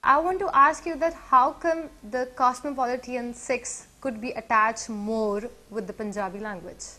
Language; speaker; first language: English; non-native, local second language; Punjabi